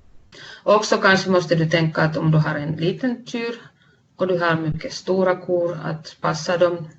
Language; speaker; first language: Swedish; non-native, fluent; Finnish